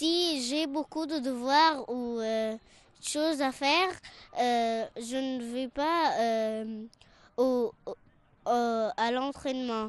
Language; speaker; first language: French; non-native, fluent; Arabic